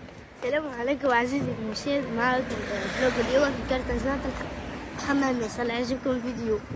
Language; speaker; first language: Arabic; native; Arabic